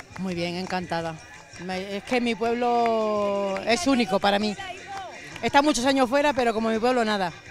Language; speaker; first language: Spanish; native; Spanish